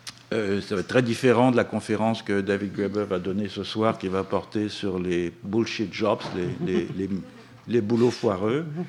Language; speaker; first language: French; native; French